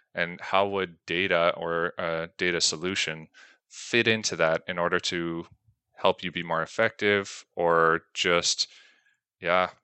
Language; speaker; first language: English; native; English